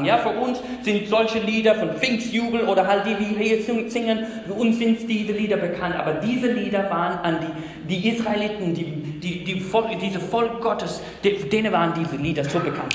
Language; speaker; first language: German; non-native, fluent; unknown